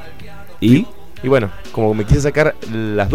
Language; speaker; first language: Spanish; native; Spanish